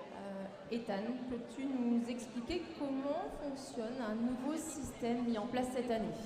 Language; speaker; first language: French; native; French